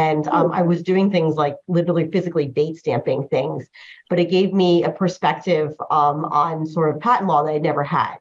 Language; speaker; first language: English; early bilingual, other home language; Chinese